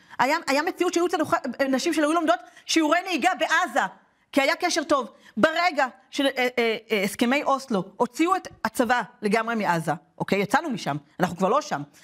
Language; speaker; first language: Hebrew; native; Hebrew